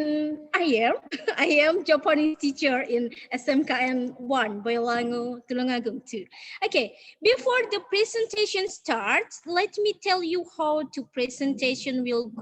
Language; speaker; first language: English; non-native, learner; Indonesian